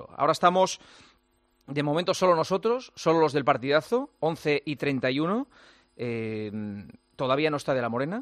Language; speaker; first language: Spanish; native; Spanish